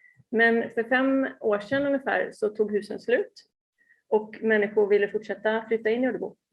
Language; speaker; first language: Swedish; native; Swedish